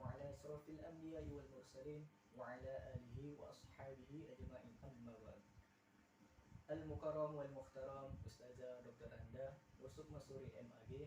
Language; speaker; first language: Arabic; non-native, learner; Indonesian